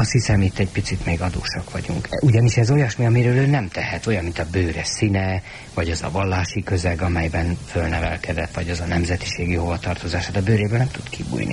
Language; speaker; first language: Hungarian; native; Hungarian